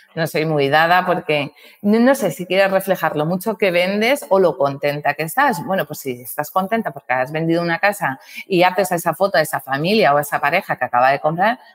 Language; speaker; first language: Spanish; native; Spanish